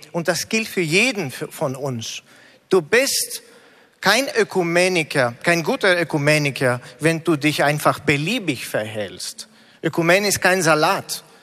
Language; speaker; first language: German; non-native, fluent; Greek